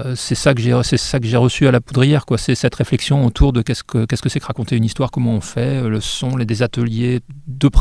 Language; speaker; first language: French; native; French